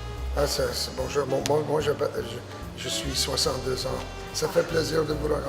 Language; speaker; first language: French; non-native, local second language; English